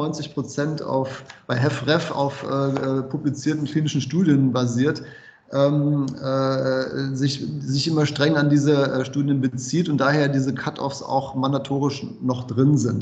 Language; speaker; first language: German; native; German